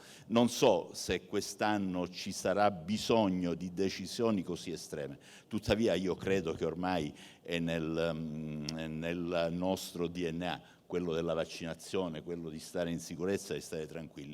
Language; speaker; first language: Italian; native; Italian